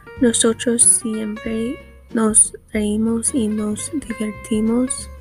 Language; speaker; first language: Spanish; non-native, learner; English